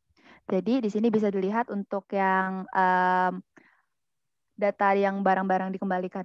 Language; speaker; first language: Indonesian; native; Indonesian